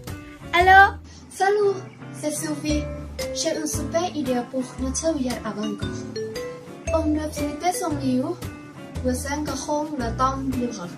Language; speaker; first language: French; non-native, learner; Thai